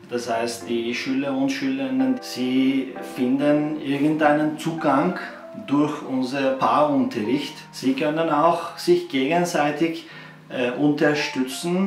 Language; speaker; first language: German; non-native, fluent; Turkish